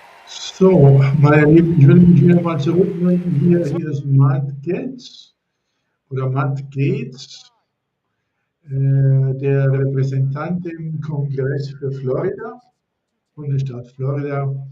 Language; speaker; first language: German; native; German